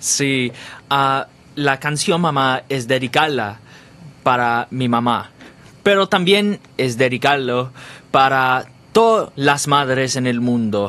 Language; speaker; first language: Spanish; non-native, learner; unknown